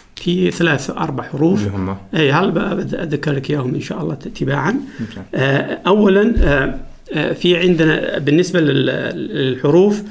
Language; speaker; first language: Arabic; non-native, local second language; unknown